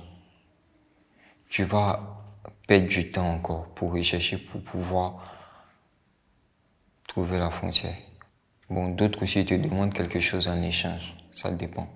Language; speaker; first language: French; non-native, local second language; Bambara